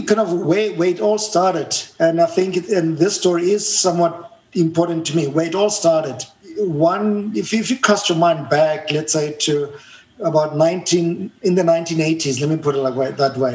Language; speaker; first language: English; non-native, local second language; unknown